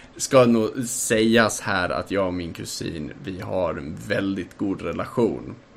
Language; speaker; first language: Swedish; native; Swedish